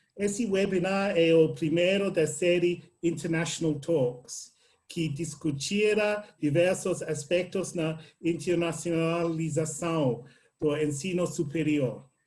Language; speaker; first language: Portuguese; non-native, learner; English